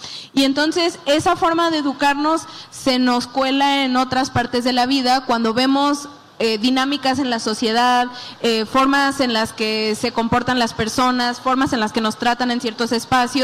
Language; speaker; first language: Spanish; native; Spanish